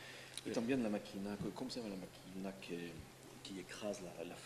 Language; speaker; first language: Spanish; non-native, learner; French